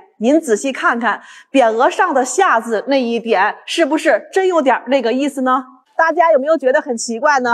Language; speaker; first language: Chinese; native; Chinese